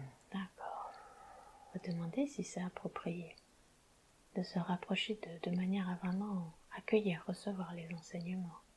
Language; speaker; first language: French; native; French